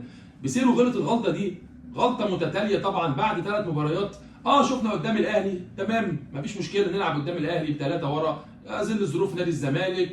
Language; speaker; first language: Arabic; native; Arabic